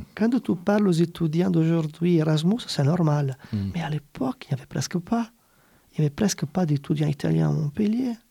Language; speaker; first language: French; non-native, fluent; Italian